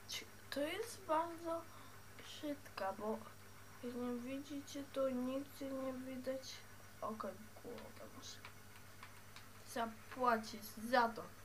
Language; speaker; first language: Polish; early bilingual, heritage; Dutch